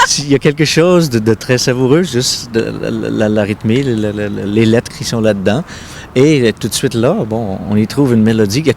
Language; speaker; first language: French; non-native, local second language; English